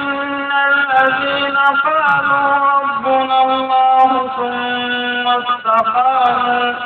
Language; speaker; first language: Arabic; native; Arabic